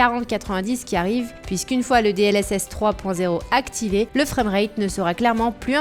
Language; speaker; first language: French; native; French